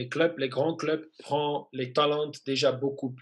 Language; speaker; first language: French; non-native, fluent; German